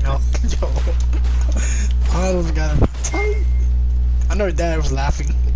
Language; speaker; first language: English; early bilingual, other home language; Spanish